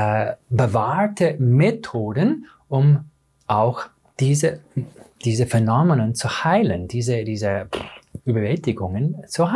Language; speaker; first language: German; non-native, fluent; English